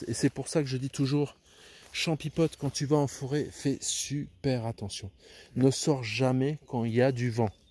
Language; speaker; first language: French; native; French